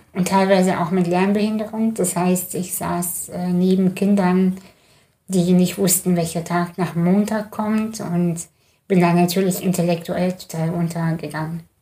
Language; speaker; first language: German; early bilingual, other home language; Russian